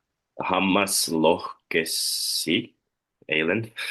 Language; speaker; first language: Finnish; non-native, learner; Russian